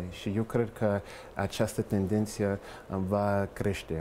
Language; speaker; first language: Romanian; non-native, fluent; English